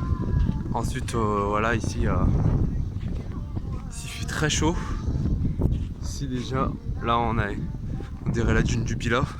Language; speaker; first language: French; native; French